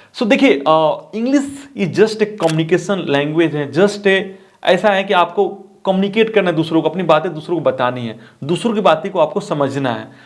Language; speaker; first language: Hindi; native; Hindi